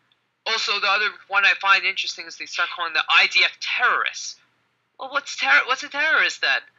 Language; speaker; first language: English; native; English